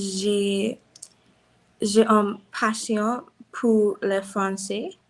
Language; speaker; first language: French; non-native, learner; English